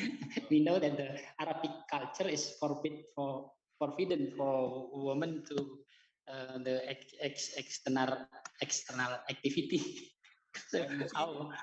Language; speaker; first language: English; non-native, learner; Indonesian